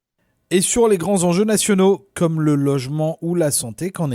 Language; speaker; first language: French; native; French